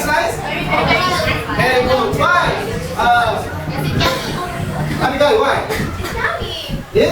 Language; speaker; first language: English; non-native, learner; Indonesian